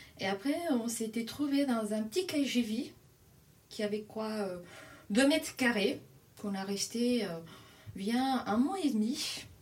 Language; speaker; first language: French; non-native, fluent; Portuguese